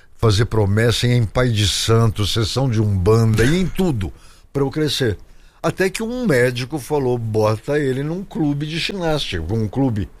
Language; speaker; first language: Portuguese; native; Portuguese